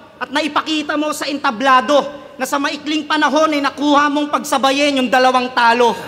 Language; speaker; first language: Filipino; native; Filipino